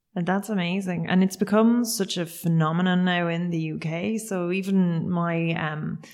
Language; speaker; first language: English; native; English